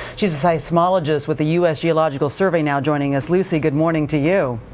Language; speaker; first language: English; native; English